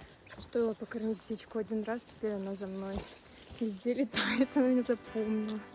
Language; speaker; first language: Russian; native; Russian